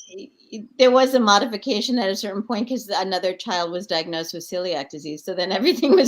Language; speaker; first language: English; native; English